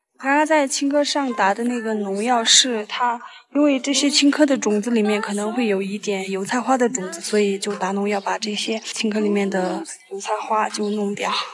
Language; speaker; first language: Chinese; non-native, local second language; Tibetan